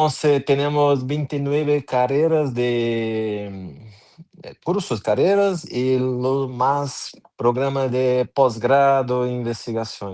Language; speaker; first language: Spanish; non-native, fluent; Portuguese